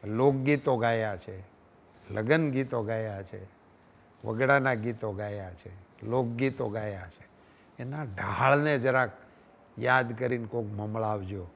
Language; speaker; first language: Gujarati; native; Gujarati